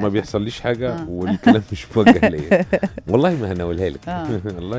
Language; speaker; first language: Arabic; native; Arabic